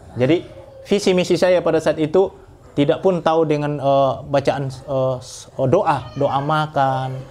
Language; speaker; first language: Indonesian; non-native, local second language; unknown